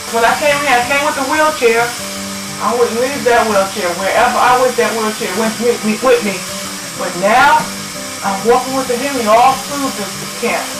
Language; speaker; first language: English; native; English